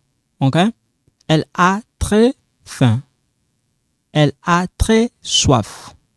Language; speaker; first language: French; non-native, local second language; Lingala